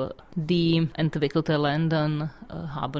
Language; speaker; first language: German; non-native, fluent; Czech